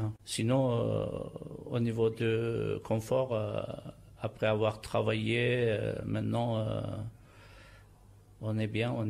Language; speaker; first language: French; non-native, fluent; Turkish